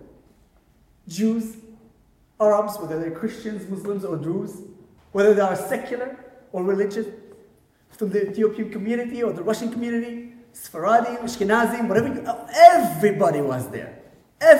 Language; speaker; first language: English; non-native, fluent; Arabic